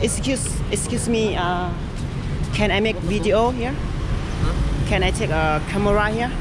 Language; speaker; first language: English; non-native, learner; Lao